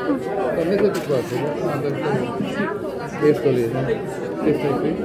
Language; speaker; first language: Italian; native; Italian